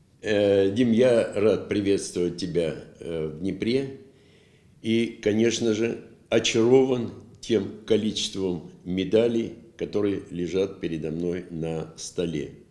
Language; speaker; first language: Russian; native; Russian